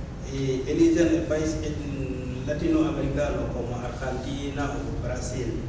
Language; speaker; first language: Spanish; non-native, learner; Wolof